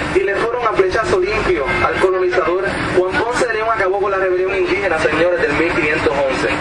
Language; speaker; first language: Spanish; native; Spanish